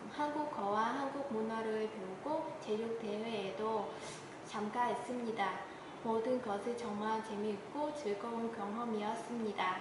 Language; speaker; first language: Korean; non-native, learner; Vietnamese